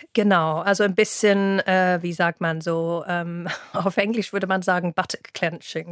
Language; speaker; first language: German; non-native, fluent; English